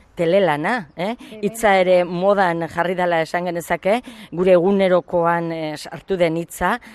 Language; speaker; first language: Basque; native; Basque